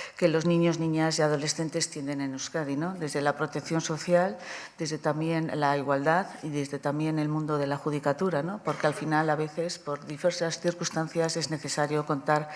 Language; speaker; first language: Spanish; native; Spanish